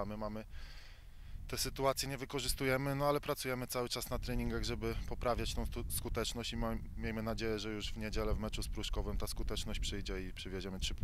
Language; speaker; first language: Polish; native; Polish